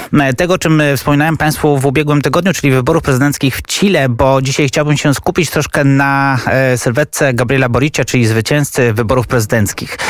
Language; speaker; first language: Polish; native; Polish